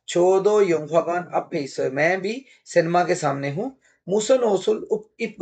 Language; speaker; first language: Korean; non-native, learner; Urdu